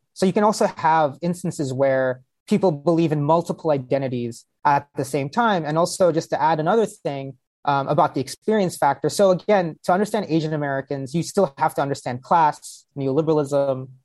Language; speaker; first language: English; early bilingual, other home language; Hindi